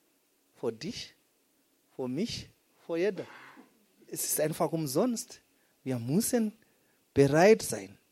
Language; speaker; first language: German; non-native, fluent; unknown